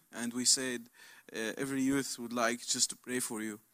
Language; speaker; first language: English; non-native, learner; Arabic